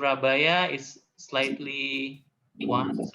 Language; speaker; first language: English; non-native, learner; Indonesian